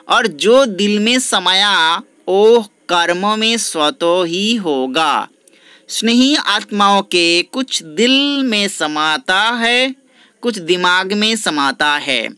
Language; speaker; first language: Hindi; non-native, local second language; Bangla